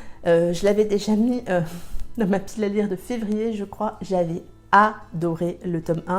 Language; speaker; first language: French; native; French